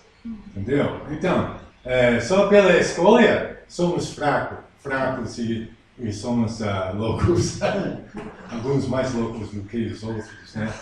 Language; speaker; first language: Portuguese; non-native, fluent; English